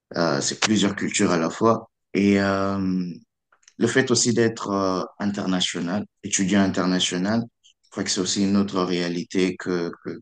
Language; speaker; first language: French; non-native, local second language; Lingala